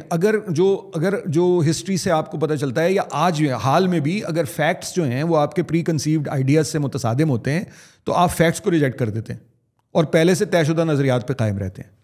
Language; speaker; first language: Urdu; native; Urdu